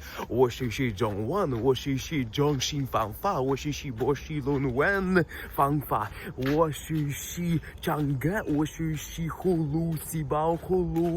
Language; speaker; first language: Chinese; non-native, learner; Russian